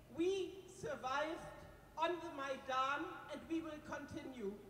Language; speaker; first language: English; non-native, fluent; German